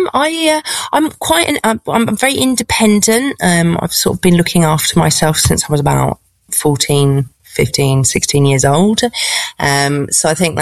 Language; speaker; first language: English; native; English